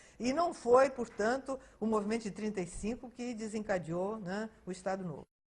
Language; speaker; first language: Portuguese; early bilingual, other home language; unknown